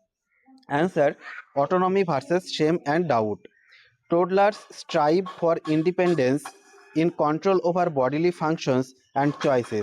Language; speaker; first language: English; non-native, local second language; Bangla